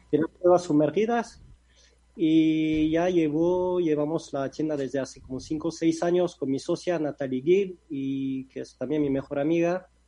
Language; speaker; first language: Spanish; non-native, fluent; French